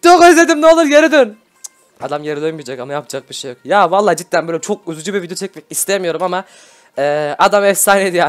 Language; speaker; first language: Turkish; native; Turkish